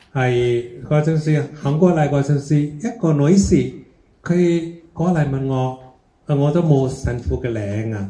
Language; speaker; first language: Cantonese; early bilingual, heritage; Cantonese